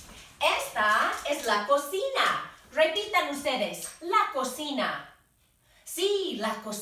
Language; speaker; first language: Spanish; non-native, fluent; English